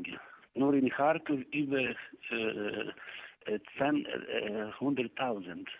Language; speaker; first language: German; non-native, learner; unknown